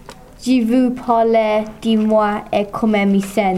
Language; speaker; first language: French; non-native, learner; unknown